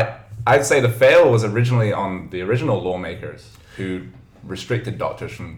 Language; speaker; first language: English; native; English